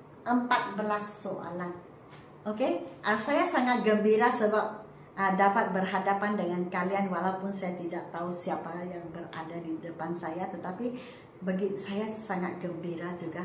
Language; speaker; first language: Malay; non-native, local second language; Chinese